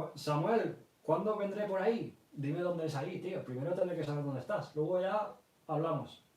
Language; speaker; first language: Spanish; early bilingual, other home language; English